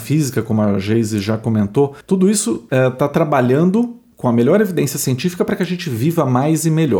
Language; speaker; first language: Portuguese; native; Portuguese